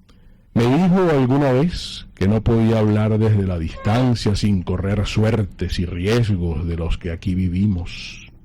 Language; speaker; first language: Spanish; native; Spanish